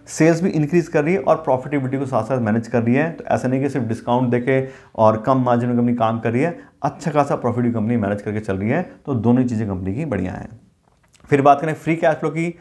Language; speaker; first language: Hindi; native; Hindi